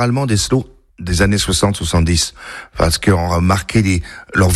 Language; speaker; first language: French; native; French